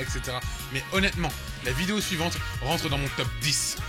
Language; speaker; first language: French; native; French